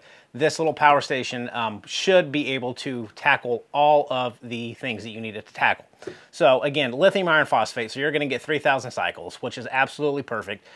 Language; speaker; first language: English; native; English